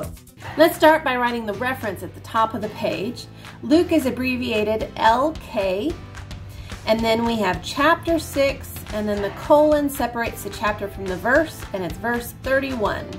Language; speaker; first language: English; native; English